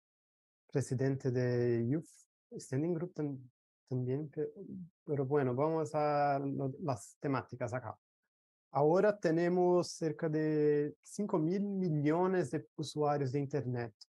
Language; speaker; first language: Spanish; non-native, fluent; Portuguese